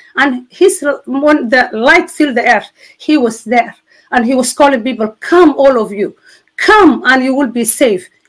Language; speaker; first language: English; non-native, fluent; Somali